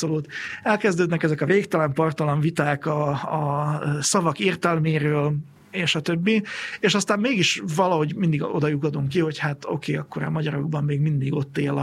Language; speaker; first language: Hungarian; native; Hungarian